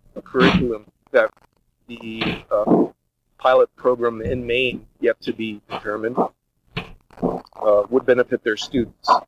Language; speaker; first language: English; early bilingual, other home language; Portuguese